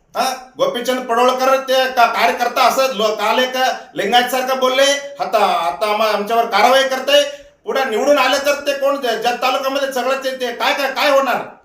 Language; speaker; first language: Marathi; non-native, local second language; Kannada